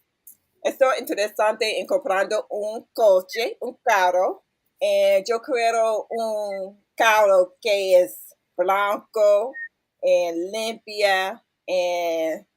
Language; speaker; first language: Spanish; non-native, learner; English